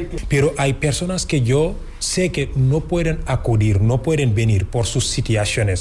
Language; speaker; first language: Spanish; non-native, fluent; Wolof